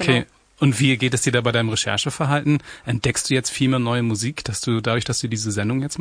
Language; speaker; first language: German; native; German